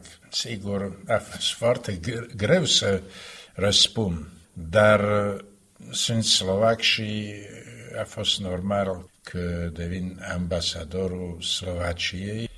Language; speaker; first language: Romanian; non-native, fluent; Slovak